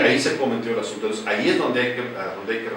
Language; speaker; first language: Spanish; native; Spanish